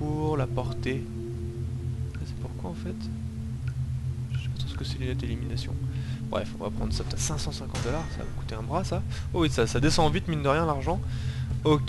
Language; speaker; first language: French; native; French